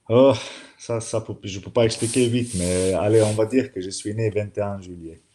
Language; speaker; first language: French; non-native, learner; Slovenian